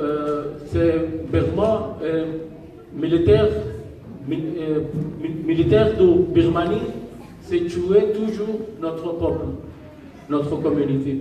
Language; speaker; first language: French; non-native, learner; Rohingya